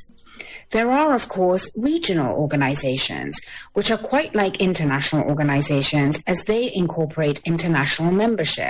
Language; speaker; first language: English; native; English